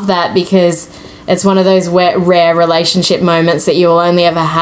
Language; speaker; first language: English; native; English